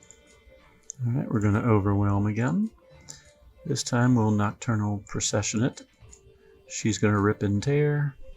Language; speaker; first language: English; native; English